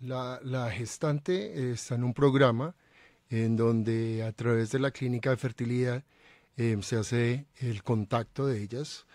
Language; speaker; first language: Spanish; native; Spanish